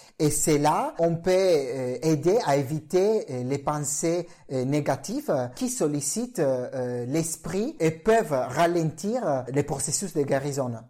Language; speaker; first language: French; non-native, fluent; Italian